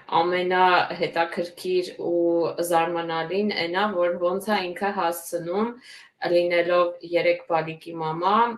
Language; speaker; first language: Armenian; native; Armenian